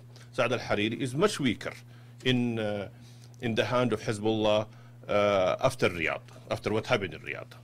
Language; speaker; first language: English; non-native, fluent; Arabic